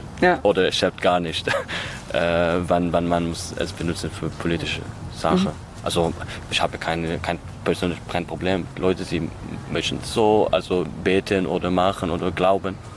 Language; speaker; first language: German; non-native, learner; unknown